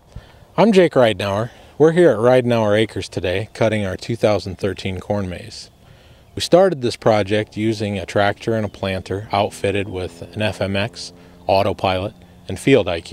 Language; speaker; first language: English; native; English